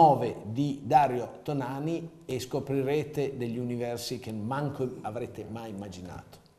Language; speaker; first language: Italian; native; Italian